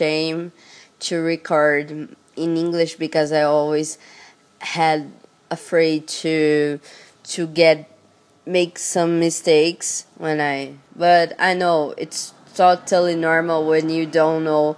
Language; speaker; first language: English; non-native, learner; Portuguese